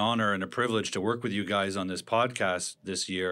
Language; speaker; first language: English; native; English